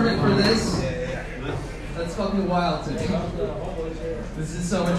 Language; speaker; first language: English; native; English